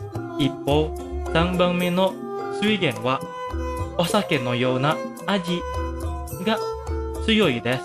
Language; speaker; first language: Japanese; non-native, fluent; Indonesian